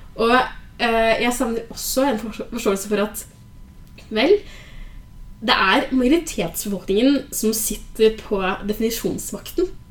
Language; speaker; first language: Norwegian; early bilingual, other home language; Somali